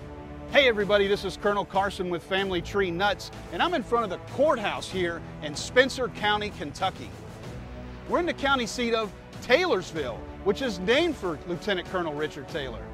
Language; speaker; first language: English; native; English